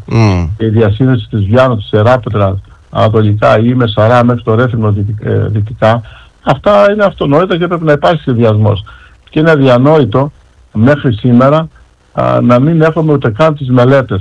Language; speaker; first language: Greek; native; Greek